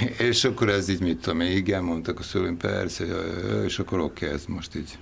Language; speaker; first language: Hungarian; non-native, local second language; Serbian